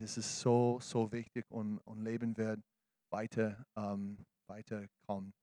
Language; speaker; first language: German; non-native, learner; English